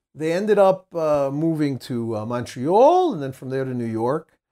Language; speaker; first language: English; native; English